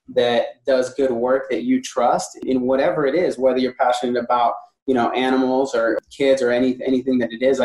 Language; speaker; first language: English; native; English